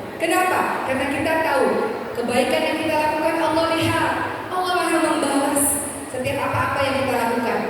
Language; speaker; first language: Indonesian; native; Indonesian